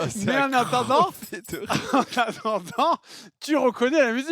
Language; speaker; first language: French; native; French